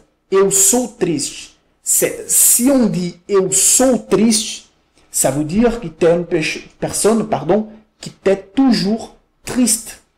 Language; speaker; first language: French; non-native, fluent; Portuguese